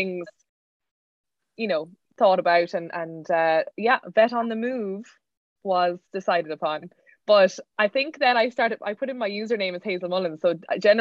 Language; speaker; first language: English; native; English